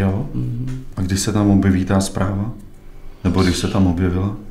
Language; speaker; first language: Czech; native; Czech